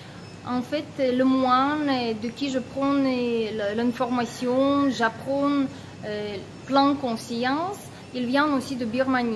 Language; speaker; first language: French; non-native, fluent; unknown